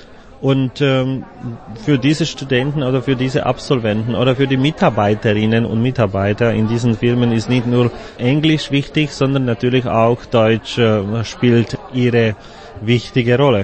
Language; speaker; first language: German; non-native, fluent; Slovak